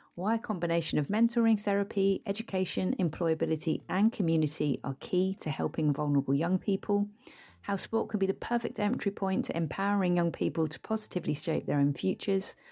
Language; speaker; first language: English; native; English